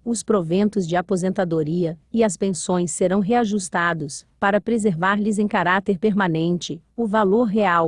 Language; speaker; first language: Portuguese; native; Portuguese